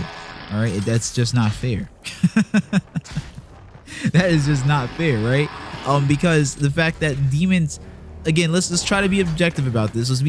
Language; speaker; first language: English; native; English